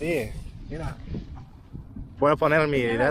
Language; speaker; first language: Spanish; non-native, fluent; Hebrew